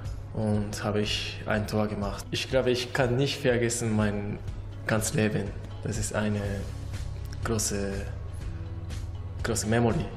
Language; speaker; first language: German; non-native, learner; Japanese